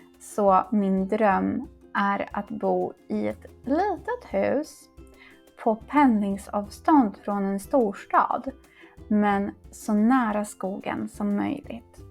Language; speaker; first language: Swedish; non-native, fluent; Polish